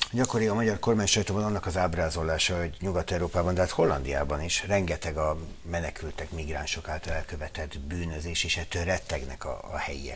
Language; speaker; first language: Hungarian; native; Hungarian